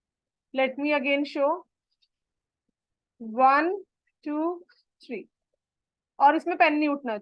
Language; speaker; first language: Hindi; native; Hindi